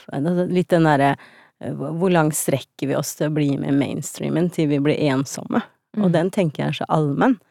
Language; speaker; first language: Norwegian; early bilingual, other home language; Turkish